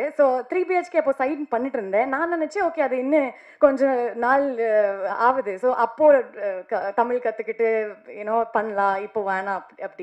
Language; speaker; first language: Tamil; non-native, learner; Kannada